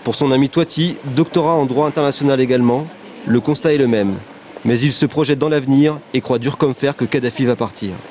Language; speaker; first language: French; native; French